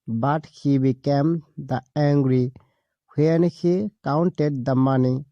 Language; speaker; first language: English; non-native, local second language; Assamese